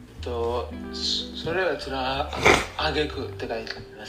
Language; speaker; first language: Japanese; non-native, learner; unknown